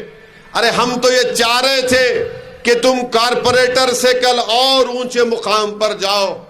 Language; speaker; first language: Urdu; native; Urdu